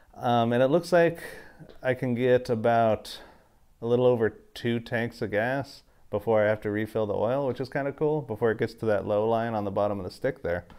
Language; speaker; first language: English; native; English